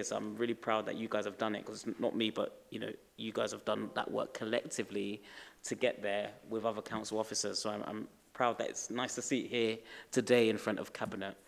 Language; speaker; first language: English; native; English